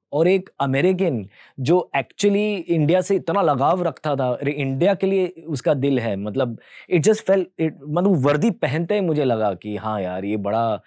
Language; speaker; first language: Hindi; early bilingual, heritage; Hindi